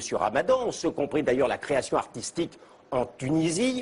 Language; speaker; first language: French; native; French